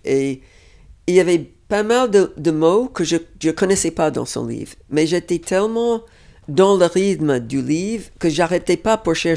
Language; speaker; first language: French; non-native, fluent; English